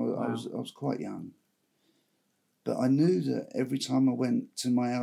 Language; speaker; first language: English; native; English